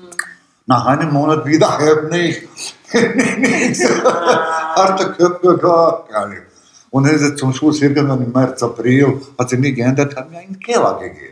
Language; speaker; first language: German; non-native, fluent; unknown